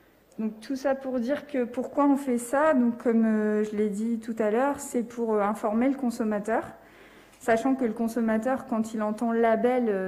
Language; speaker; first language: French; native; French